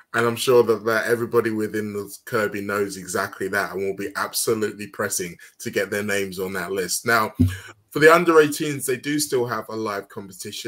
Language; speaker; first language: English; native; English